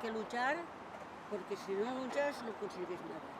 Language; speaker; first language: Spanish; native; Spanish